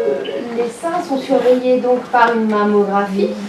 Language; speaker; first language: French; native; French